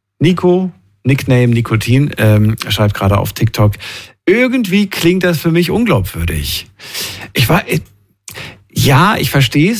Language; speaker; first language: German; native; German